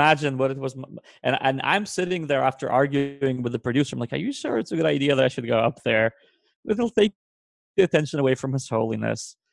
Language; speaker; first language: English; non-native, fluent; Hebrew